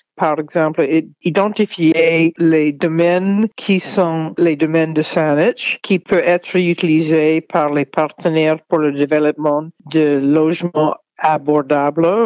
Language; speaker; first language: French; non-native, fluent; English